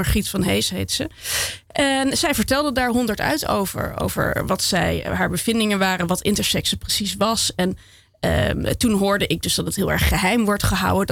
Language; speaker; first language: Dutch; native; Dutch